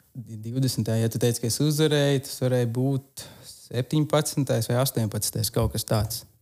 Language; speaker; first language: Latvian; native; Latvian